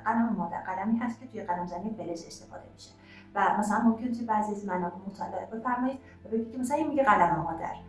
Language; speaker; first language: Persian; native; Persian